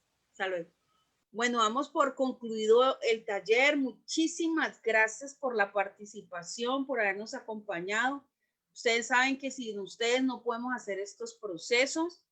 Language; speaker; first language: Spanish; native; Spanish